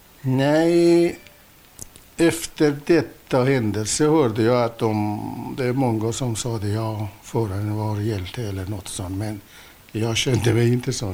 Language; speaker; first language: Swedish; non-native, fluent; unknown